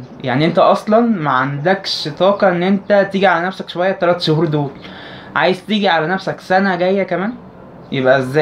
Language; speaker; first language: Arabic; native; Arabic